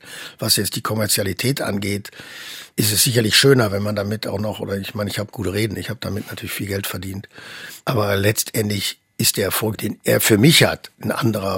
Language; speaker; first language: German; native; German